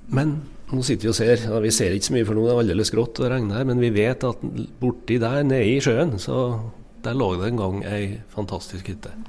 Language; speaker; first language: Norwegian; native; Norwegian